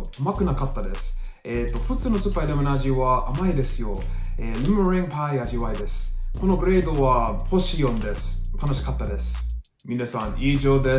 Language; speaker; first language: Japanese; non-native, learner; English